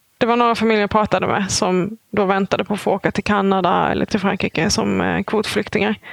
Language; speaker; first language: Swedish; native; Swedish